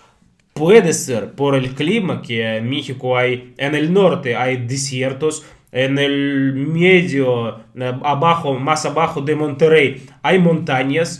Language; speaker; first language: Spanish; non-native, fluent; Russian